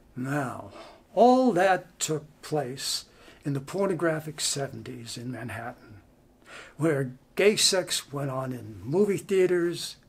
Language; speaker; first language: English; native; English